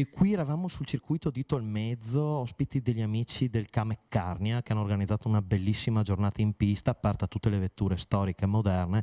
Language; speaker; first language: Italian; native; Italian